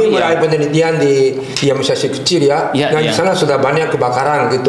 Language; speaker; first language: Indonesian; non-native, fluent; Japanese